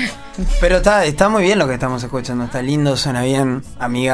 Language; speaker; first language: Spanish; native; Spanish